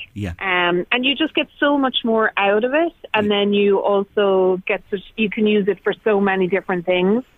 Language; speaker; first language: English; native; English